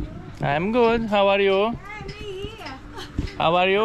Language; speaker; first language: English; non-native, learner; Latvian